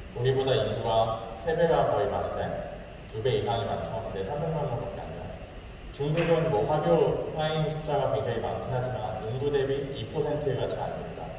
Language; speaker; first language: Korean; native; Korean